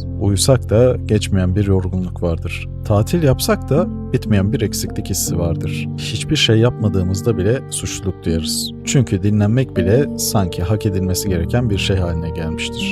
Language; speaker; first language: Turkish; native; Turkish